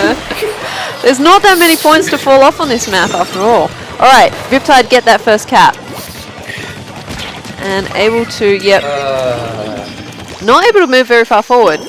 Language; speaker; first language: English; native; English